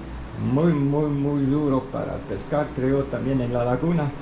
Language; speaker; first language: Spanish; non-native, fluent; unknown